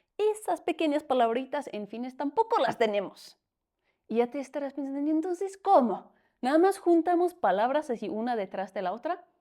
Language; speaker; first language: Spanish; non-native, fluent; Finnish